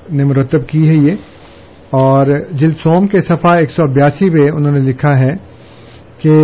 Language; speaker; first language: Urdu; non-native, local second language; Punjabi